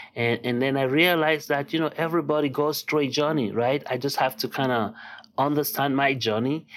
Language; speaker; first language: English; non-native, local second language; Yoruba